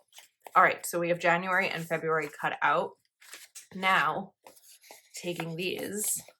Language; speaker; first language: English; native; English